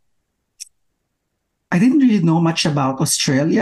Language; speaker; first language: English; non-native, local second language; Filipino